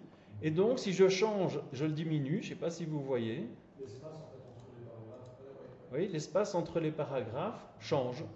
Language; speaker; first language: French; native; French